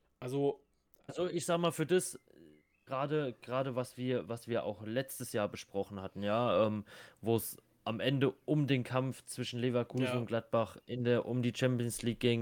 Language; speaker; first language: German; native; German